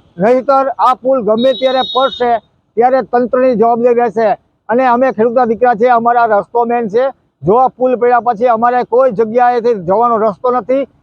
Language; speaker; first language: Gujarati; native; Gujarati